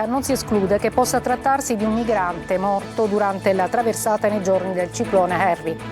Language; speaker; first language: Italian; native; Italian